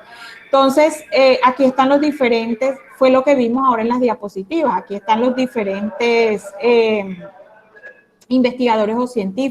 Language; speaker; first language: Spanish; native; Spanish